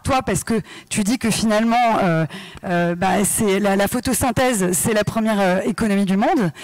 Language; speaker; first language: French; native; French